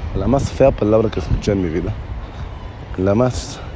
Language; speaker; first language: Spanish; non-native, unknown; Hebrew